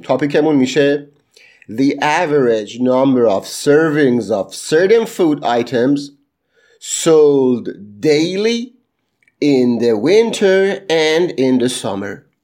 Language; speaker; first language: English; non-native, fluent; Persian